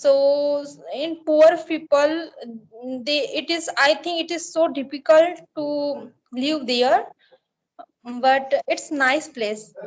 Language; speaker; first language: English; non-native, learner; Marathi